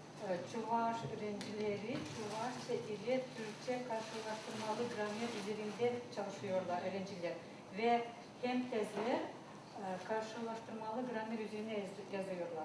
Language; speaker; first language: Turkish; non-native, fluent; Chuvash